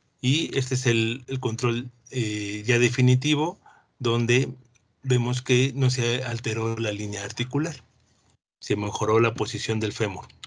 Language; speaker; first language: Spanish; native; Spanish